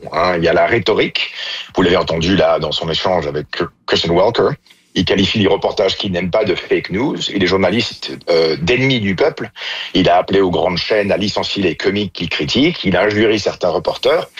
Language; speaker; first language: French; native; French